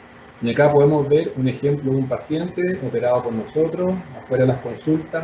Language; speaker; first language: Spanish; native; Spanish